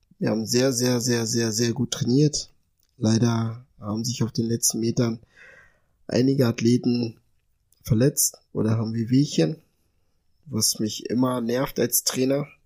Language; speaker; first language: German; early bilingual, other home language; Ga